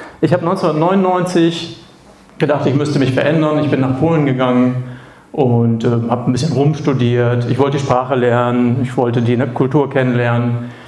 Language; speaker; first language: German; native; German